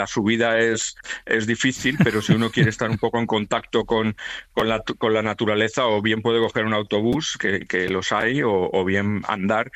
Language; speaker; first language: Spanish; native; Spanish